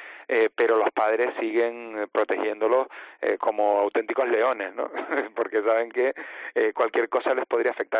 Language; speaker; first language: Spanish; native; Spanish